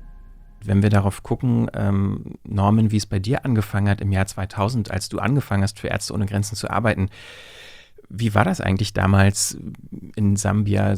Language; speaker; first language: German; native; German